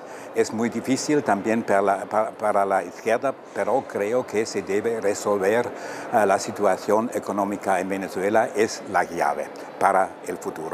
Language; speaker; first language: Spanish; non-native, fluent; German